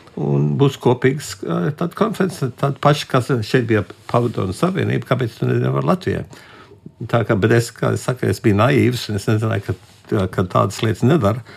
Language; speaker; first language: Latvian; early bilingual, heritage; Latvian